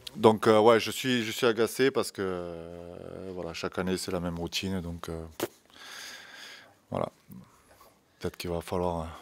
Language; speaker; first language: French; native; French